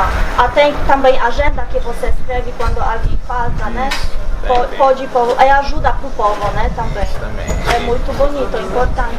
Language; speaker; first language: Portuguese; non-native, learner; Polish